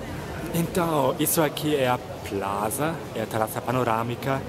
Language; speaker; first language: Portuguese; non-native, fluent; German